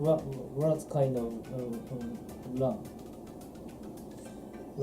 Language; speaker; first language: English; non-native, learner; Japanese